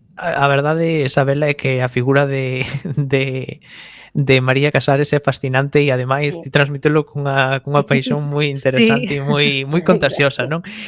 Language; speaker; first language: Galician; native; Galician